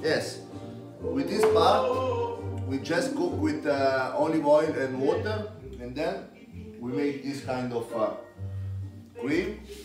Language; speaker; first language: English; non-native, learner; Italian